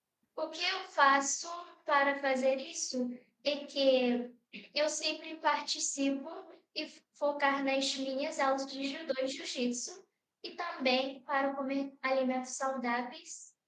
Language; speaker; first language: Portuguese; early bilingual, other home language; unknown